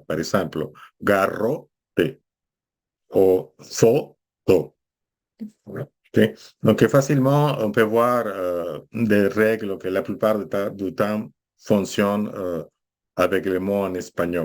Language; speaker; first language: French; non-native, fluent; Spanish